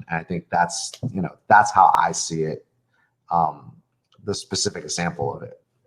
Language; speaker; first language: English; native; English